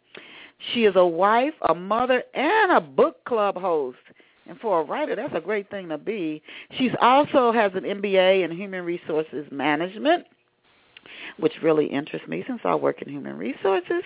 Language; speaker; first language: English; native; English